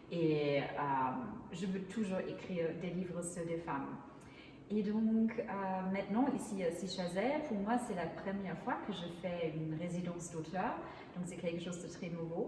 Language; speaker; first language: French; non-native, fluent; German